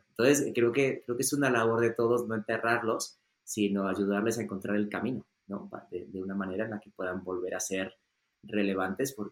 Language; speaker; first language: Spanish; native; Spanish